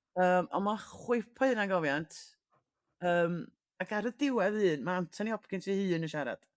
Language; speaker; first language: Welsh; native; Welsh